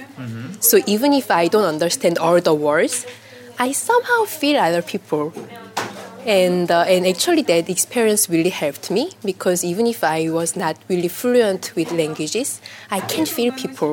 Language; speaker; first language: English; non-native, fluent; Korean